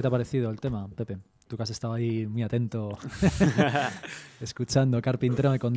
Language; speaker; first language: Spanish; native; Spanish